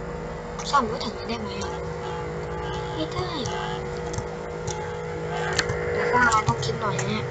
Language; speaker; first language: Thai; native; Thai